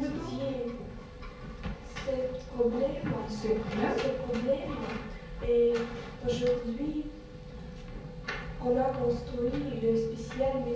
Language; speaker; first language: French; non-native, learner; Russian